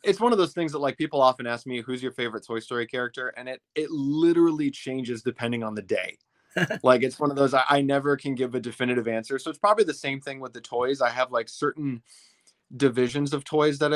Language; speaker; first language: English; native; English